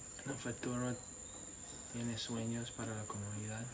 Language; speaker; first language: Spanish; non-native, learner; English